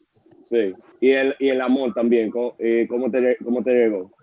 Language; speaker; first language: Spanish; early bilingual, heritage; Spanish